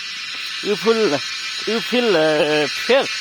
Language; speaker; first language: English; non-native, learner; Nepali